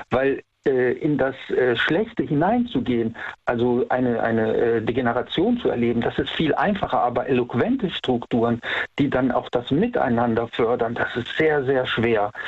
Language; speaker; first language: German; native; German